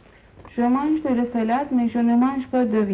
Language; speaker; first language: French; non-native, learner; Turkish